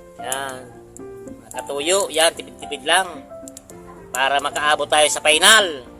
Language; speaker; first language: Filipino; non-native, local second language; Bikol